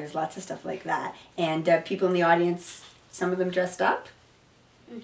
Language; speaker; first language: English; native; English